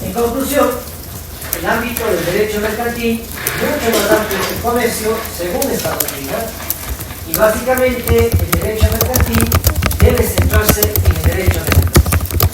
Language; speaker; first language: Spanish; native; Spanish